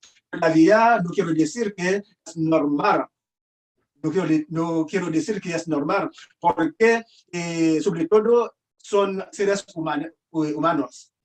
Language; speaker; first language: Spanish; non-native, learner; Haitian Creole